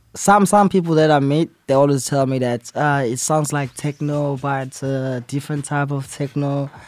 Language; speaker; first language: English; non-native, local second language; Zulu